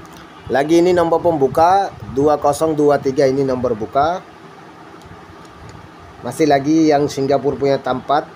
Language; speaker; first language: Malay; non-native, learner; Bangla